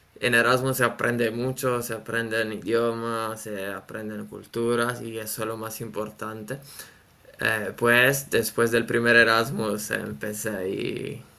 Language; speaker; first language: Spanish; non-native, fluent; Italian